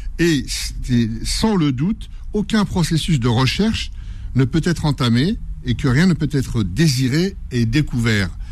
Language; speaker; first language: French; early bilingual, other home language; Kabyle